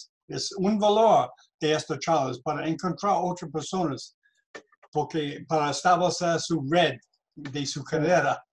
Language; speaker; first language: Spanish; non-native, learner; English